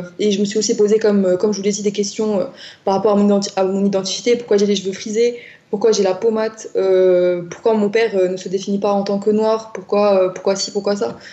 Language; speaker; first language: French; non-native, local second language; Arabic